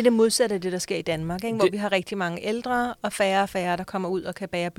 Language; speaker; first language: Danish; native; Danish